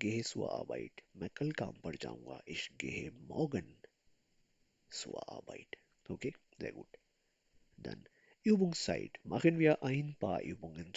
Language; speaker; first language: German; non-native, fluent; Urdu